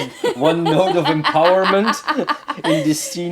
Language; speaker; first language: English; non-native, fluent; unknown